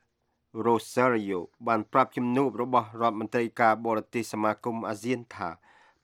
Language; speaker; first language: Khmer; native; Khmer